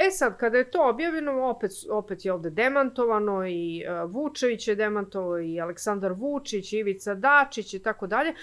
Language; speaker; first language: Serbian; native; Serbian